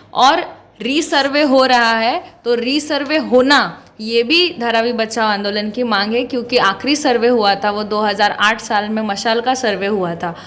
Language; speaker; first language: Hindi; non-native, local second language; Marathi